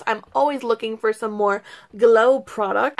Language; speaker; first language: English; native; English